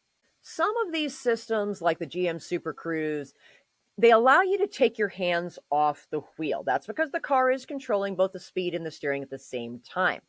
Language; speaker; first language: English; native; English